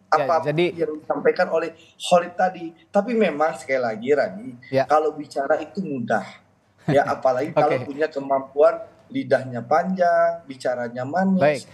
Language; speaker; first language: Indonesian; native; Indonesian